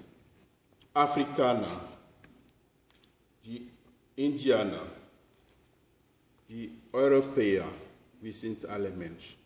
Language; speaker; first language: German; non-native, learner; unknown